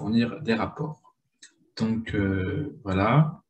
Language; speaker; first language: French; native; French